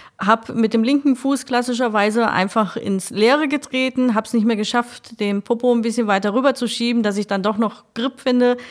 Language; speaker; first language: German; native; German